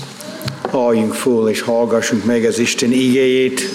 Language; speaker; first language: Hungarian; non-native, fluent; English